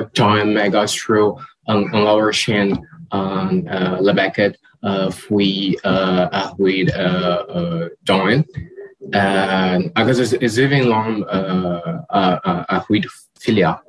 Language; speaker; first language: Irish; non-native, learner; Portuguese